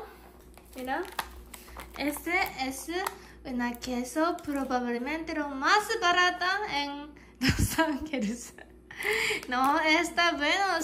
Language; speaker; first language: Spanish; non-native, learner; Japanese